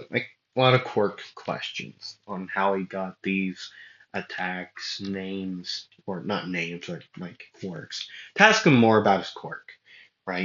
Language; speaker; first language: English; native; English